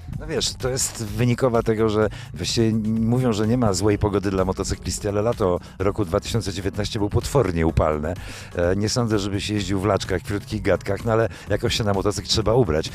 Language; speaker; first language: Polish; native; Polish